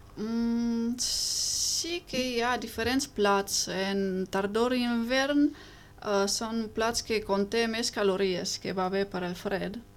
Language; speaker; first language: Catalan; non-native, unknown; Romanian